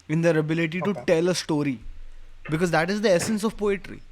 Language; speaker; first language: English; non-native, local second language; Hindi